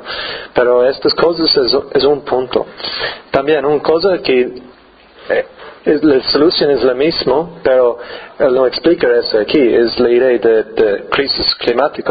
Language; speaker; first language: Spanish; non-native, learner; English